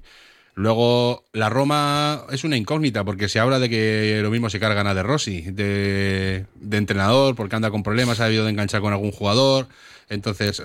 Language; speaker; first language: Spanish; native; Spanish